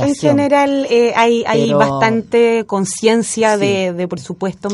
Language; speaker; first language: Spanish; native; Spanish